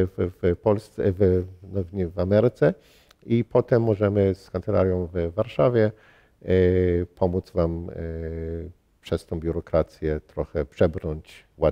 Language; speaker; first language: Polish; early bilingual, heritage; English